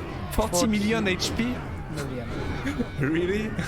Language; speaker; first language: English; non-native, learner; French